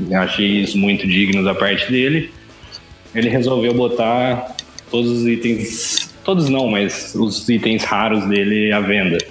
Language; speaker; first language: Portuguese; native; Portuguese